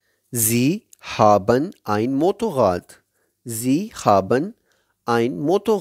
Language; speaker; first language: German; non-native, learner; Hindi